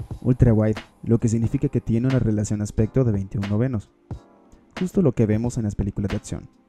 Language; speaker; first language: Spanish; native; Spanish